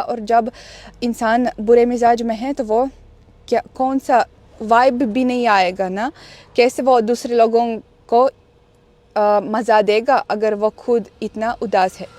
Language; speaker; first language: Hindi; non-native, fluent; Russian